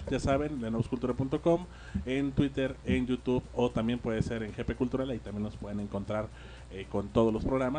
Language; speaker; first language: Spanish; native; Spanish